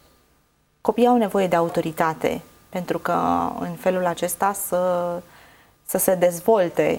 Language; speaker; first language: Romanian; native; Romanian